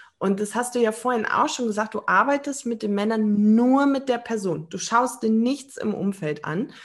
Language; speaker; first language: German; native; German